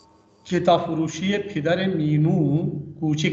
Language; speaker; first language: Persian; non-native, fluent; Urdu